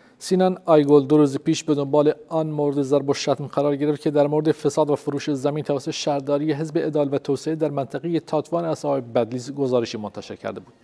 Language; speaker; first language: Persian; non-native, local second language; Central Kurdish